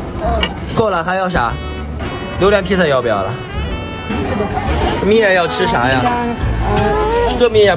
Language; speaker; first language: Chinese; native; Chinese